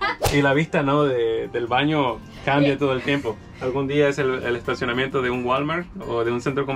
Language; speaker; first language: Spanish; native; Spanish